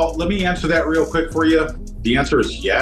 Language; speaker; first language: English; native; English